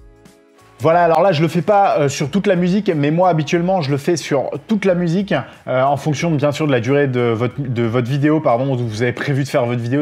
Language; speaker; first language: French; native; French